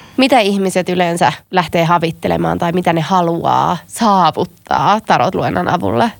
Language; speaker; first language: Finnish; native; Finnish